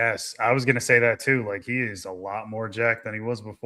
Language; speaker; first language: English; native; English